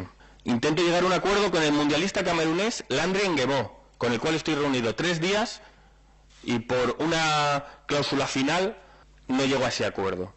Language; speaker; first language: Spanish; native; Spanish